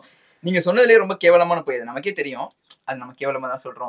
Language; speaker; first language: Tamil; native; Tamil